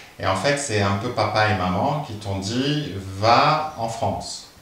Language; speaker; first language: French; native; French